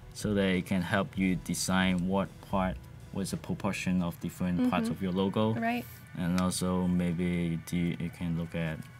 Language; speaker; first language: English; non-native, local second language; Cantonese